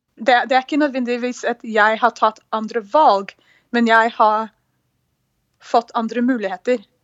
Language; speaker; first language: Norwegian; non-native, fluent; English